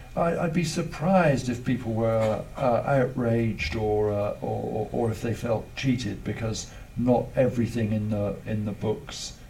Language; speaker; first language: English; native; English